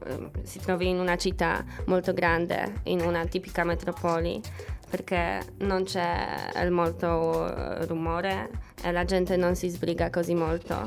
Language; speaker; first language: Italian; non-native, fluent; Polish